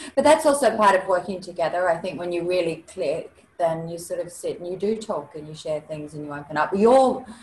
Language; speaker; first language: English; native; English